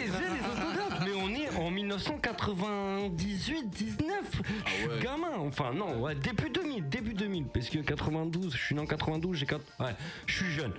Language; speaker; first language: French; native; French